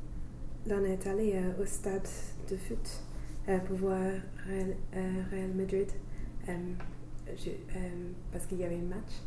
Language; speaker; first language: French; non-native, learner; English